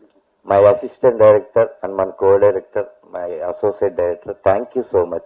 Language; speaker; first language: Tamil; non-native, learner; Telugu